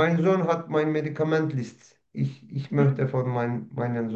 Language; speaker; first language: German; non-native, learner; Turkish